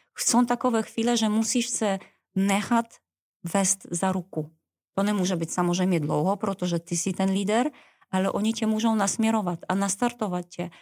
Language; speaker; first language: Czech; non-native, fluent; Polish